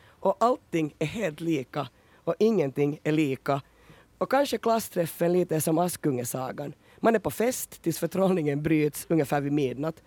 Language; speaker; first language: Swedish; native; Swedish